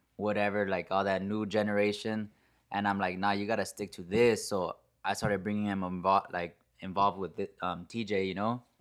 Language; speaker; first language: English; native; English